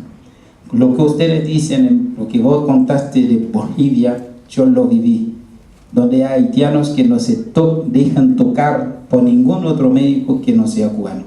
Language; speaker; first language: Spanish; non-native, fluent; Haitian Creole